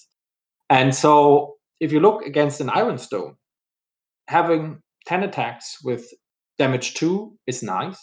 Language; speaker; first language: English; non-native, fluent; German